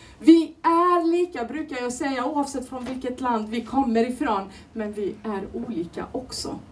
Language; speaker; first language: Swedish; non-native, fluent; Turoyo